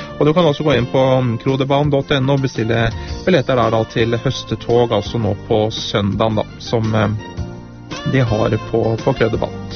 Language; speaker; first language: Norwegian; native; Norwegian